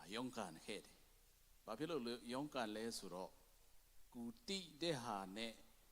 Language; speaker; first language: Burmese; non-native, local second language; Tedim Chin